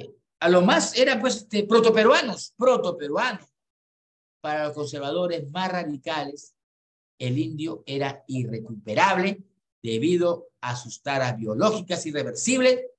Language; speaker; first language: Spanish; native; Spanish